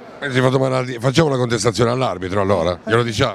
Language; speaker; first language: Italian; native; Italian